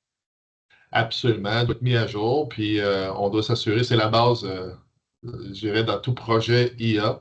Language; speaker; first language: French; native; French